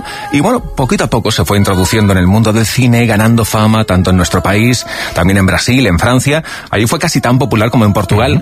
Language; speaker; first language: Spanish; native; Spanish